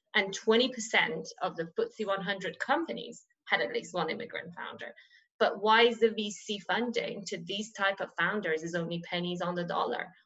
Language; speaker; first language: English; non-native, fluent; Persian